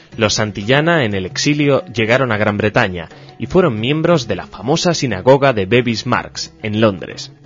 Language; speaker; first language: Spanish; native; Spanish